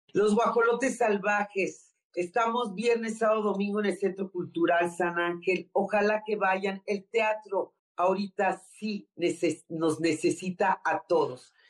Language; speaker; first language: Spanish; native; Spanish